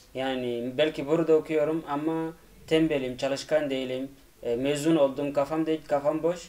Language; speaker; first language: Turkish; non-native, fluent; Arabic